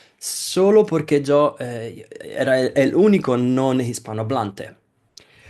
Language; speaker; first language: Spanish; non-native, fluent; Italian